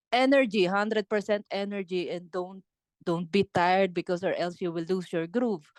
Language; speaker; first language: English; non-native, local second language; Filipino